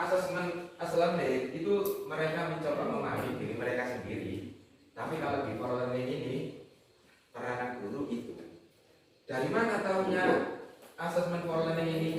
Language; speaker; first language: Indonesian; native; Indonesian